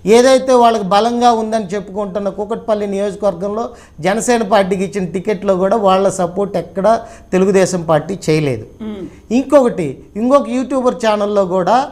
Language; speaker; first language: Telugu; native; Telugu